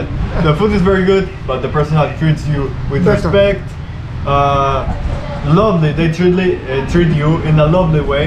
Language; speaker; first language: English; non-native, fluent; Spanish